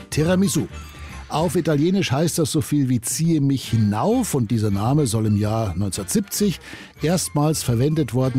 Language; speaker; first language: German; native; German